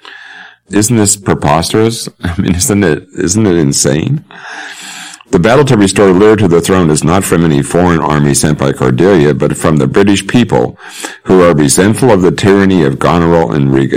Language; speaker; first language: English; native; English